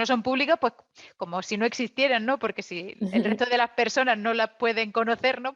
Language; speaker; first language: Spanish; native; Spanish